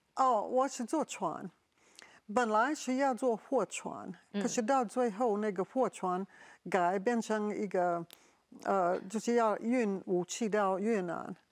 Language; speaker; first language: Chinese; non-native, fluent; English